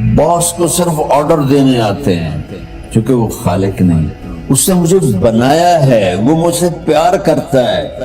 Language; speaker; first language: Urdu; non-native, local second language; Punjabi